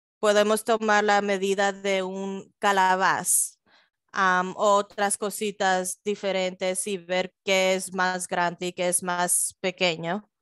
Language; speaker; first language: Spanish; early bilingual, heritage; Spanish